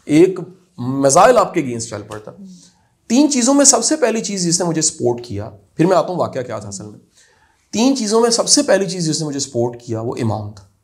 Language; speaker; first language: Urdu; non-native, local second language; Punjabi